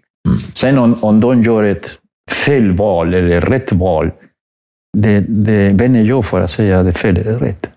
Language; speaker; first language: Swedish; non-native, fluent; Spanish